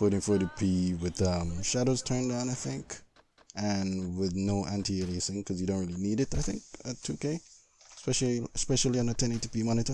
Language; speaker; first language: English; native; English